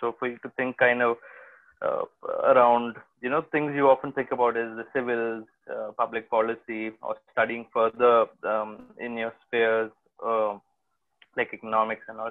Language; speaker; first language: English; non-native, local second language; Malayalam